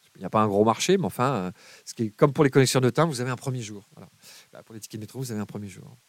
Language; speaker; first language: French; native; French